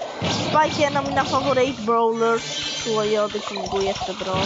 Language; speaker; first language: Swedish; early bilingual, other home language; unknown